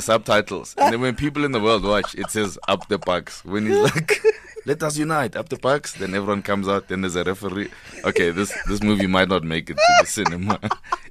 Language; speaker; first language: English; non-native, local second language; Zulu